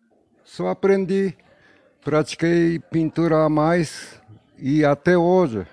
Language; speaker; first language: Portuguese; non-native, learner; Japanese